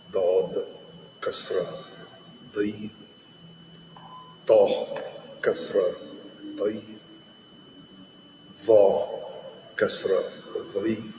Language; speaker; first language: Arabic; non-native, learner; English